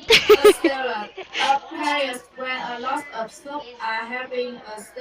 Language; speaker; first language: English; non-native, learner; Vietnamese